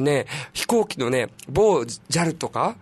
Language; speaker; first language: Japanese; native; Japanese